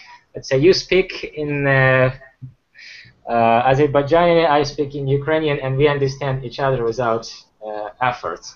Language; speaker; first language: English; non-native, fluent; Ukrainian